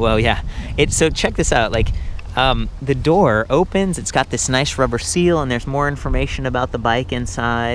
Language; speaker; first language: English; native; English